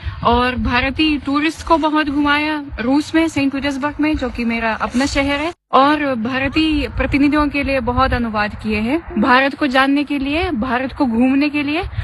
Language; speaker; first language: Hindi; non-native, fluent; Russian